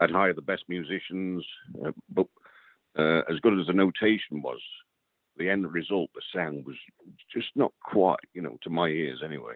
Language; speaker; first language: English; native; English